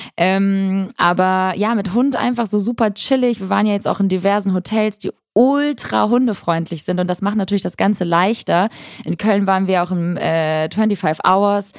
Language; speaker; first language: German; early bilingual, other home language; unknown